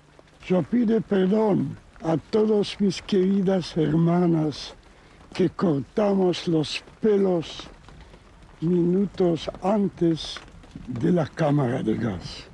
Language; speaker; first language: Spanish; non-native, learner; Yiddish